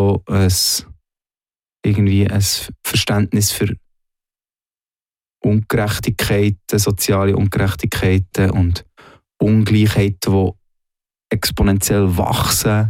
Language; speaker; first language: German; native; German